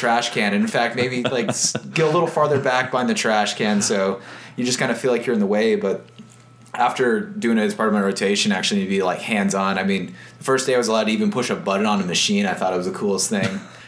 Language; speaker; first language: English; native; English